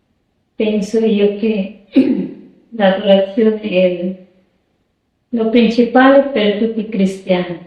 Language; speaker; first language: Italian; non-native, fluent; Portuguese